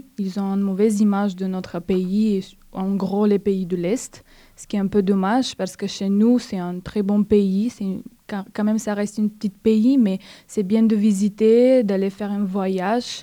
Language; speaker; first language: French; non-native, fluent; Bulgarian